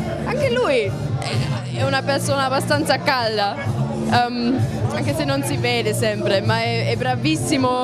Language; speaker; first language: Italian; non-native, fluent; German